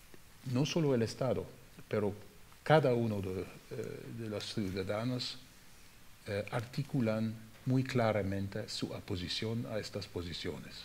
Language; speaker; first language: Spanish; non-native, fluent; German